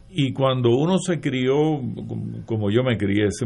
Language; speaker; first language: Spanish; native; Spanish